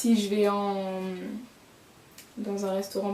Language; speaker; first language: French; native; French